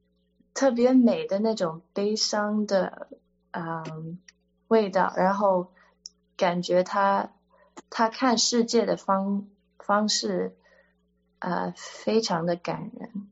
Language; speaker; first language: Chinese; early bilingual, heritage; Chinese